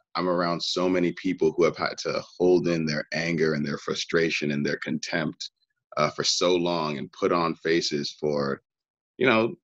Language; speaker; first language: English; native; English